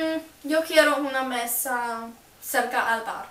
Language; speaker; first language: Spanish; non-native, learner; English